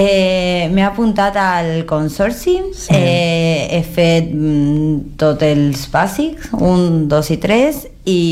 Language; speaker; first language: Catalan; non-native, learner; Spanish